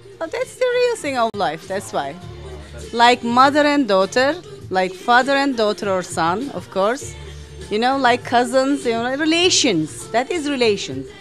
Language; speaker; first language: English; non-native, learner; Greek